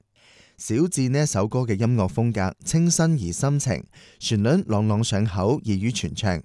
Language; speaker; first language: Chinese; non-native, local second language; Cantonese